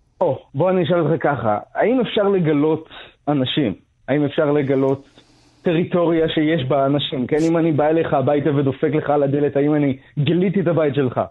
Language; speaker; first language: Hebrew; native; Hebrew